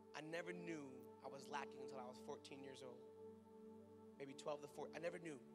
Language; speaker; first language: English; native; English